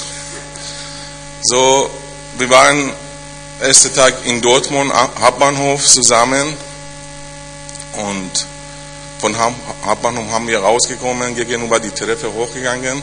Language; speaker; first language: German; non-native, learner; Persian